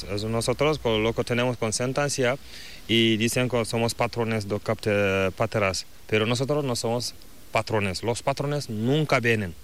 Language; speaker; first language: Spanish; non-native, learner; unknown